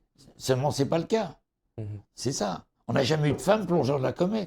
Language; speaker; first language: French; native; French